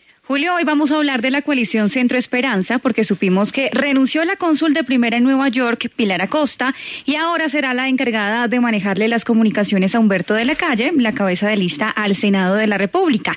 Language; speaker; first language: Spanish; native; Spanish